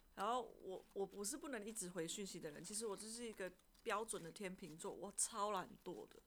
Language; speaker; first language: Chinese; native; Chinese